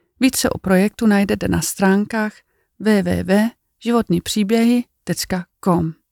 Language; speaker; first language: Czech; non-native, fluent; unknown